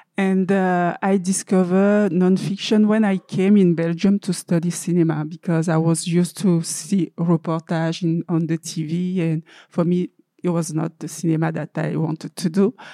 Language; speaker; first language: English; non-native, learner; French